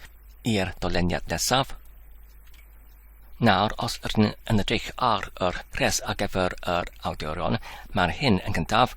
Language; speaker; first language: Welsh; non-native, learner; Polish